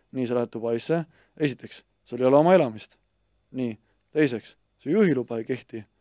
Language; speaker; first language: Estonian; native; Estonian